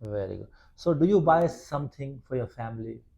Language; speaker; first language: English; non-native, fluent; Hindi